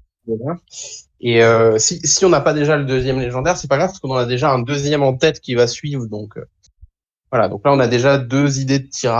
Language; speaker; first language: French; native; French